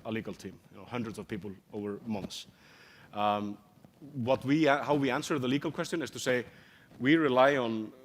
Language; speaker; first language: English; non-native, fluent; Icelandic